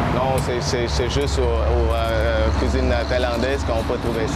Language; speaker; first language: French; non-native, fluent; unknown